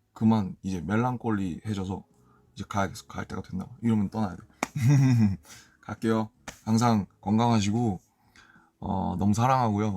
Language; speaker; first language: Korean; native; Korean